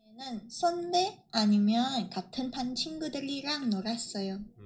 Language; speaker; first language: Korean; non-native, learner; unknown